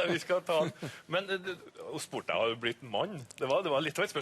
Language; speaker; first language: Norwegian; native; Norwegian